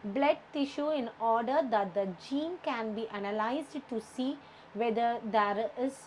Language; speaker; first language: English; non-native, local second language; Tamil